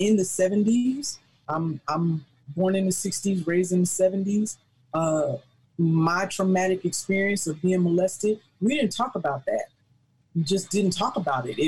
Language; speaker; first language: English; native; English